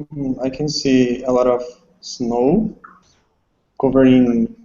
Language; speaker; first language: English; non-native, learner; Portuguese